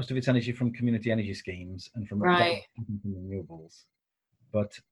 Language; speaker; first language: English; native; English